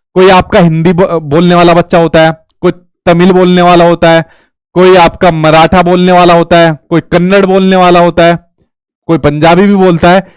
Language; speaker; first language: Hindi; native; Hindi